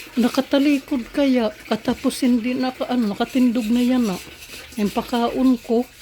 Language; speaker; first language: Filipino; non-native, local second language; Waray